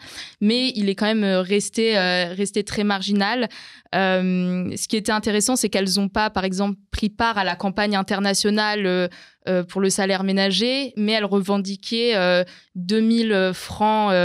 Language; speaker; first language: French; native; French